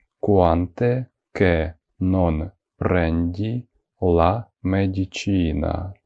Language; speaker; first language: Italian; non-native, fluent; Ukrainian